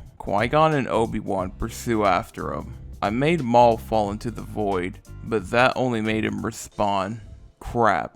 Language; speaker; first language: English; native; English